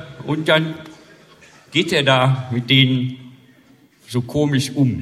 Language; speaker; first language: German; native; German